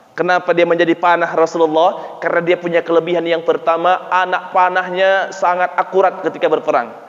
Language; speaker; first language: Indonesian; native; Indonesian